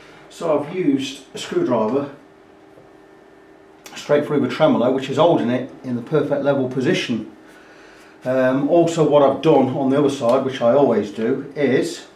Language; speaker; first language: English; native; English